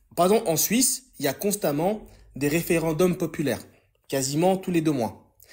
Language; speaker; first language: French; native; French